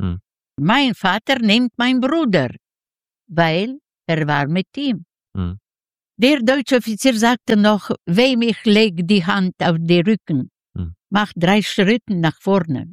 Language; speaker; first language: German; non-native, learner; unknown